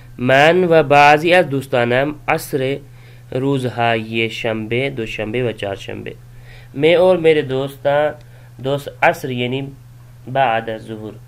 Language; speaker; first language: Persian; non-native, fluent; Urdu